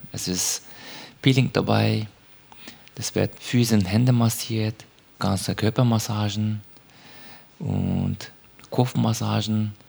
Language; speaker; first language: German; non-native, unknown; Turkish